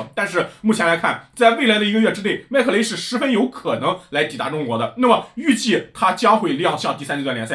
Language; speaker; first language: Chinese; native; Chinese